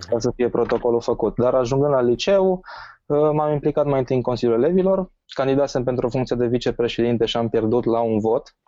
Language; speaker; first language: Romanian; native; Romanian